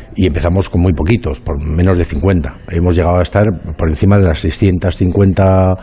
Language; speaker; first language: Spanish; native; Spanish